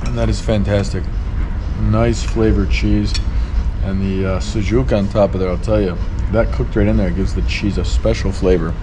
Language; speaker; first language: English; native; English